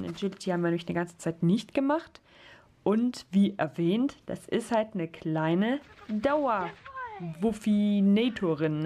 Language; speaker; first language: German; native; German